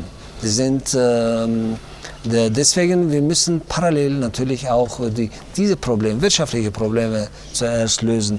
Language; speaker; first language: German; non-native, fluent; Tajik